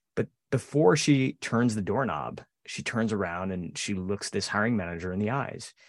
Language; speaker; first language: English; native; English